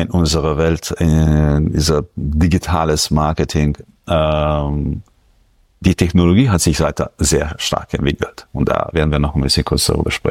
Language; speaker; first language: German; non-native, fluent; French